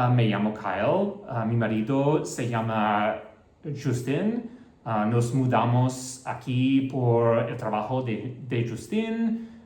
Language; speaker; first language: Spanish; non-native, learner; English